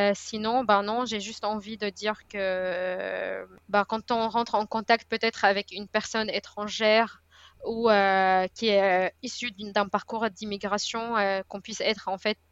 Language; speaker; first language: French; non-native, fluent; Arabic